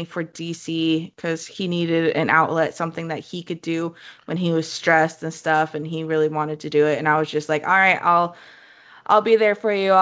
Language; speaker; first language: English; native; English